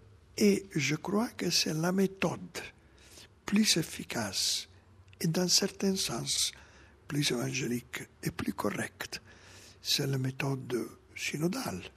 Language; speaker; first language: French; non-native, fluent; Italian